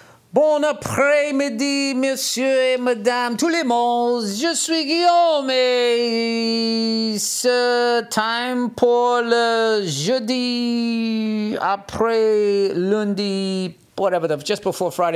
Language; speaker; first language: French; non-native, learner; English